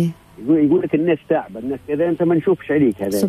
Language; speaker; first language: Arabic; native; Arabic